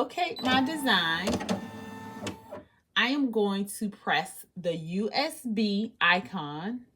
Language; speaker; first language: English; native; English